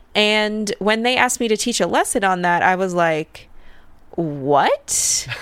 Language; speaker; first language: English; early bilingual, other home language; Russian